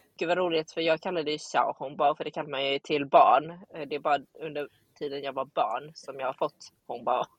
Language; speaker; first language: Swedish; native; Swedish